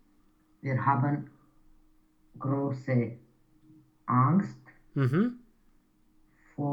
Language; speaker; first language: German; non-native, learner; Romanian